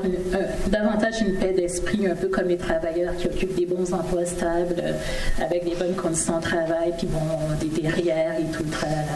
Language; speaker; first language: French; native; French